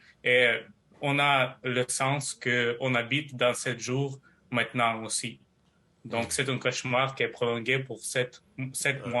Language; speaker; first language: French; non-native, learner; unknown